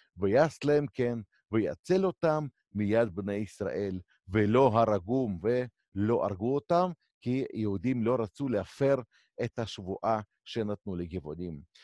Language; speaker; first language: Hebrew; native; Hebrew